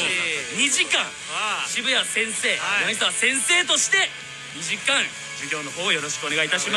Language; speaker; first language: Japanese; native; Japanese